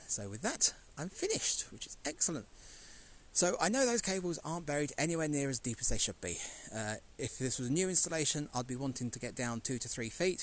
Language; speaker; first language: English; native; English